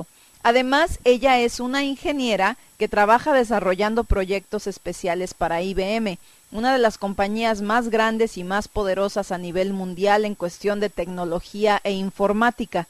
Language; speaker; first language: Spanish; native; Spanish